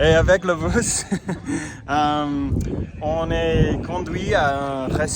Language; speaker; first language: French; non-native, learner; English